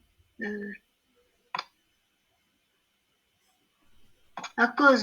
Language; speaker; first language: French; non-native, learner; Arabic